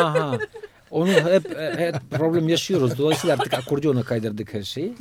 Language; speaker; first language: Turkish; non-native, fluent; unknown